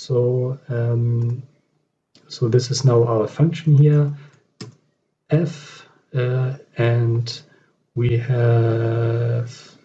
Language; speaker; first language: English; non-native, fluent; German